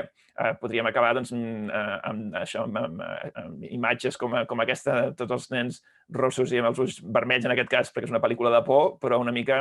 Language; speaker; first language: Catalan; native; Catalan